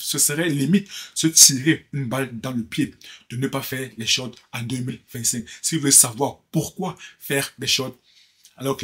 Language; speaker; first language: French; native; French